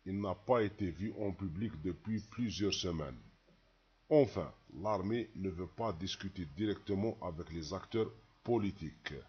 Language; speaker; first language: French; non-native, local second language; Arabic